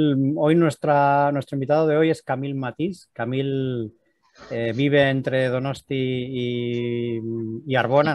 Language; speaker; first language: Spanish; native; Spanish